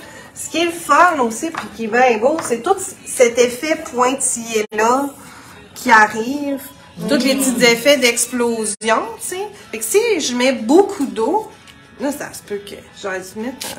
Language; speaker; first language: French; native; French